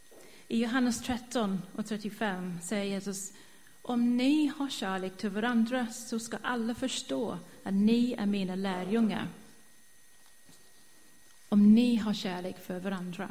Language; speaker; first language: Swedish; non-native, fluent; English